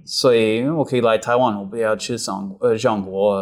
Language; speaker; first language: Chinese; non-native, learner; English